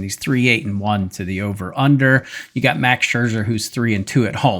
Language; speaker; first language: English; native; English